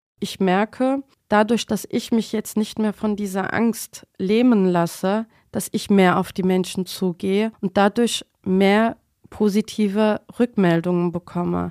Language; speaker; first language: German; early bilingual, other home language; Turkish